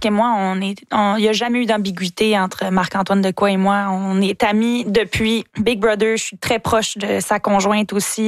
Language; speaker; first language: French; native; French